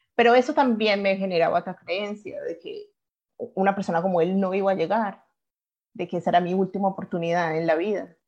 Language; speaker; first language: Spanish; native; Spanish